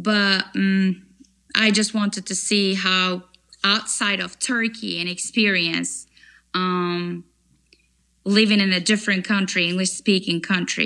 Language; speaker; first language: English; non-native, fluent; Turkish